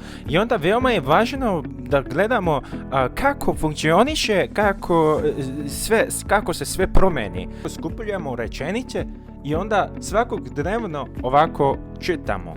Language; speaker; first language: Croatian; non-native, fluent; Korean